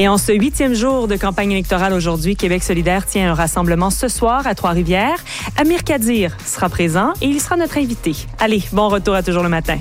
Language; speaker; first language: French; native; French